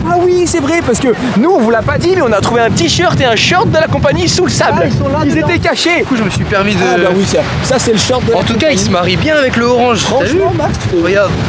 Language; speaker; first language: French; native; French